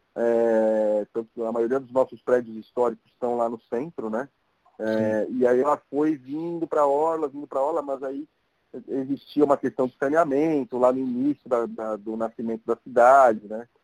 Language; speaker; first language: Portuguese; native; Portuguese